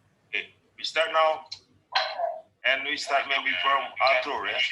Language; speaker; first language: English; non-native, learner; Indonesian